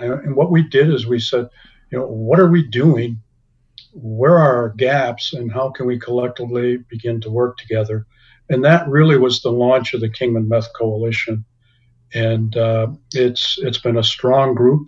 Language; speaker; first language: English; native; English